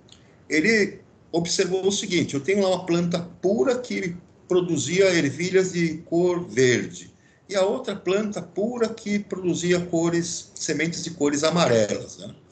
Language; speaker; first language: Portuguese; native; Portuguese